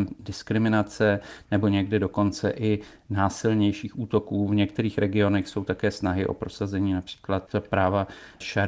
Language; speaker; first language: Czech; native; Czech